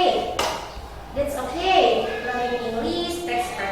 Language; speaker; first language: English; non-native, learner; Indonesian